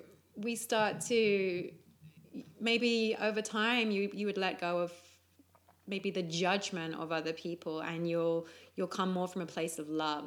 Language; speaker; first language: English; native; English